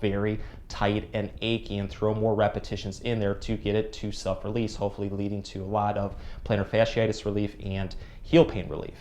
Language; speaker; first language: English; native; English